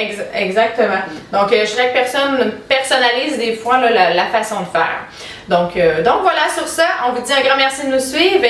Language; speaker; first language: French; native; French